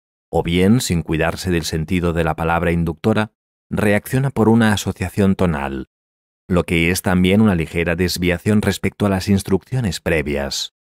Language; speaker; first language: Spanish; native; Spanish